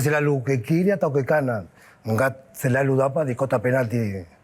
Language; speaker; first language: Indonesian; non-native, fluent; Spanish